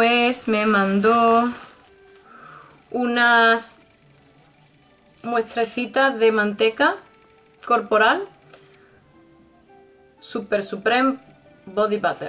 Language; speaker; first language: Spanish; native; Spanish